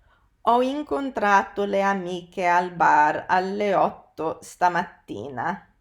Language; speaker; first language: Italian; non-native, fluent; English